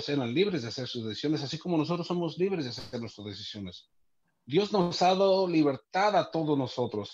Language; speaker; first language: Spanish; native; Spanish